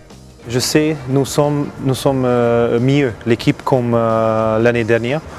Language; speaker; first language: French; non-native, learner; Hungarian